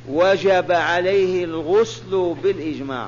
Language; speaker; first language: Arabic; native; Arabic